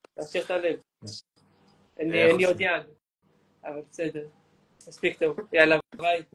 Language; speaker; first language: Hebrew; native; Hebrew